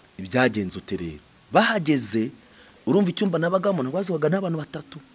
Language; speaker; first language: Kinyarwanda; native; Kinyarwanda